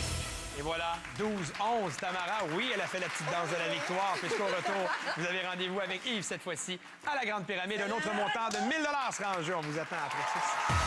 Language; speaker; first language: French; native; French